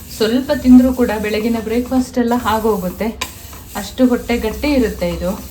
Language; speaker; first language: Kannada; non-native, local second language; Kodava